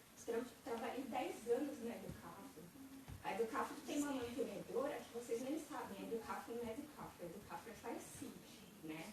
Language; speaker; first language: Portuguese; native; Portuguese